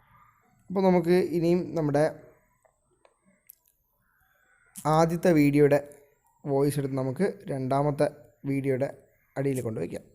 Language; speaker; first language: Malayalam; native; Malayalam